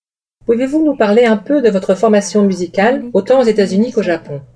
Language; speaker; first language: French; native; French